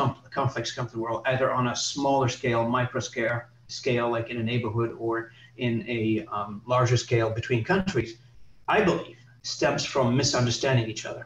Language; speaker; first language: English; non-native, fluent; Arabic